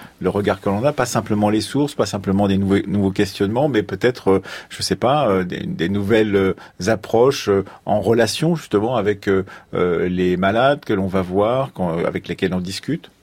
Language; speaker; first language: French; native; French